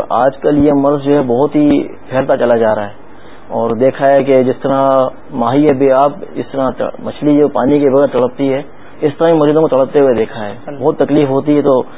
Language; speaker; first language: Urdu; native; Urdu